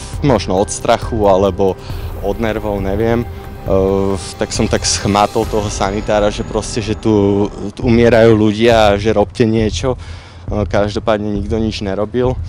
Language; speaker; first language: Slovak; native; Slovak